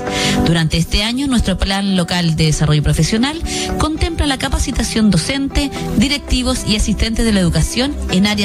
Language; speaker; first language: Spanish; native; Spanish